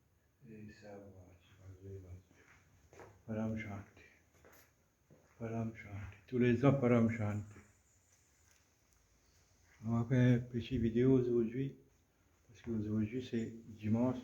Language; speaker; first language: French; non-native, local second language; Morisyen